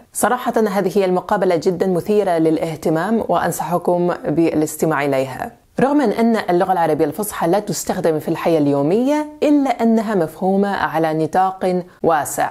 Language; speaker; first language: Arabic; non-native, fluent; French